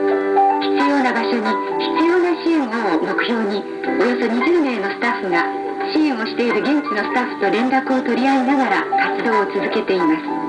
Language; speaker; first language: Japanese; native; Japanese